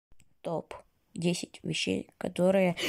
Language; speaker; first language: Russian; native; Russian